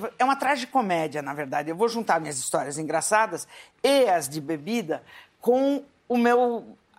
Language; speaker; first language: Portuguese; native; Portuguese